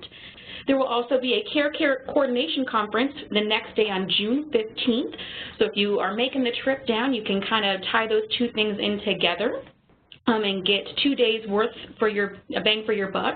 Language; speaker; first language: English; native; English